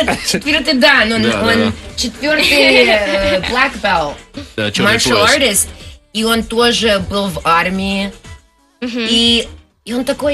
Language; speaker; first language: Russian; early bilingual, heritage; Russian